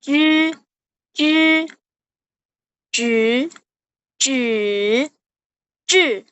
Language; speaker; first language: Chinese; non-native, fluent; Indonesian